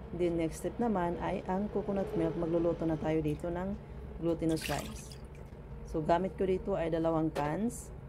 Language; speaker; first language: Filipino; non-native, local second language; Cebuano